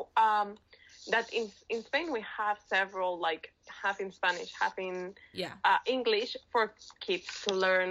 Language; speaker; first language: English; non-native, fluent; Catalan